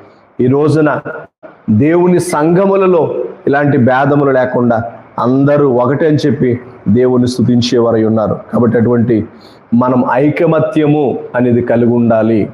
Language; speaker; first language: Telugu; native; Telugu